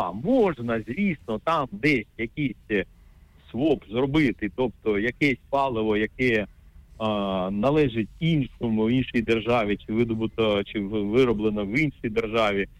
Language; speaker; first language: Ukrainian; native; Ukrainian